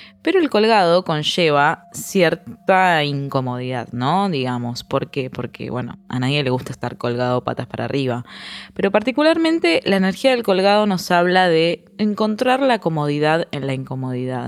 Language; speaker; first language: Spanish; native; Spanish